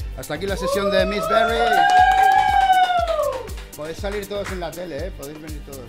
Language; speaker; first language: Spanish; native; Spanish